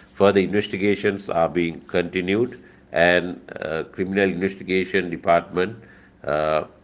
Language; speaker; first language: English; non-native, local second language; Sinhala